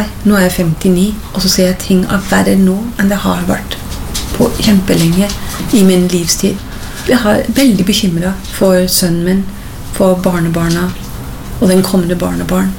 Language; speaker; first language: Norwegian; non-native, fluent; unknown